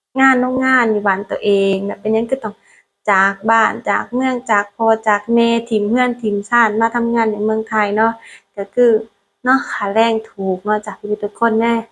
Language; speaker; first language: Thai; non-native, learner; Lao